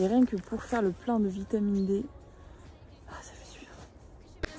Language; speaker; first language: French; native; French